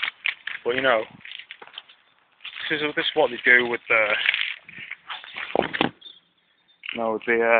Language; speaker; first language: English; native; English